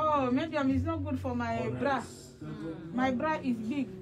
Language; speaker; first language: English; non-native, learner; French